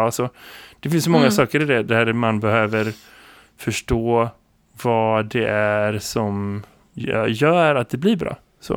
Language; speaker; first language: Swedish; native; Swedish